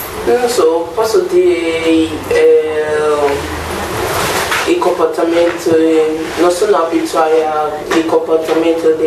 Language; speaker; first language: Italian; non-native, learner; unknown